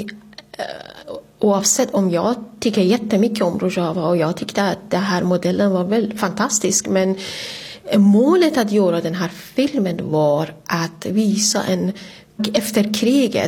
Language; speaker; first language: Swedish; non-native, fluent; Persian